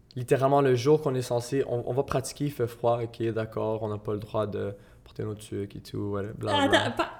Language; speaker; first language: French; native; French